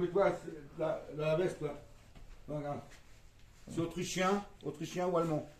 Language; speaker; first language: French; native; French